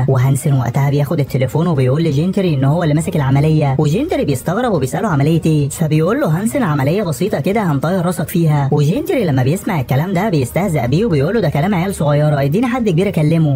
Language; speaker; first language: Arabic; native; Arabic